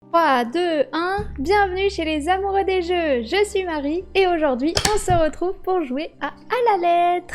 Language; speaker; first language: French; native; French